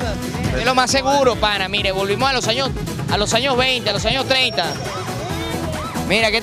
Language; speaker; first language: Spanish; native; Spanish